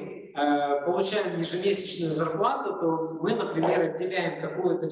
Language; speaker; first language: Russian; native; Russian